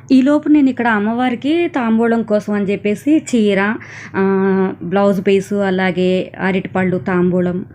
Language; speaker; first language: Telugu; native; Telugu